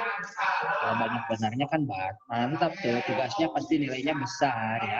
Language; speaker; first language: Indonesian; native; Indonesian